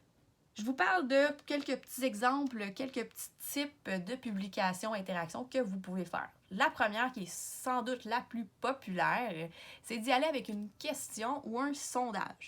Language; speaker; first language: French; native; French